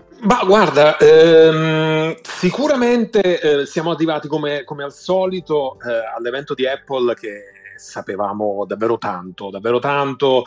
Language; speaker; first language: Italian; native; Italian